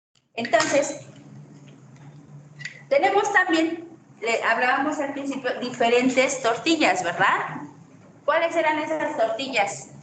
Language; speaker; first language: Spanish; native; Spanish